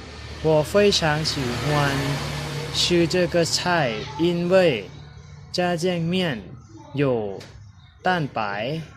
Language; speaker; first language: Chinese; non-native, learner; Lao